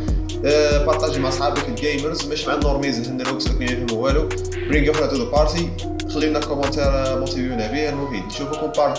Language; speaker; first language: Arabic; native; Arabic